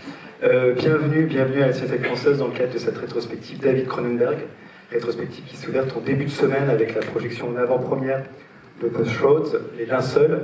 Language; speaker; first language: French; native; French